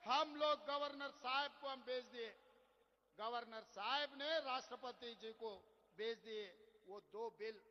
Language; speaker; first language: Hindi; non-native, local second language; Telugu